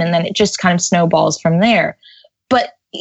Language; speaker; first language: English; native; English